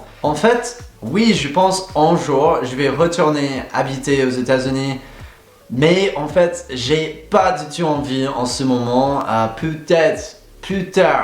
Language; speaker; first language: French; non-native, fluent; English